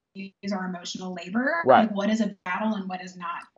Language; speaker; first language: English; native; English